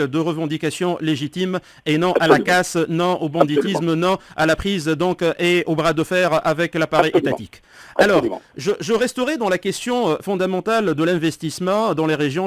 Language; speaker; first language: French; non-native, local second language; Arabic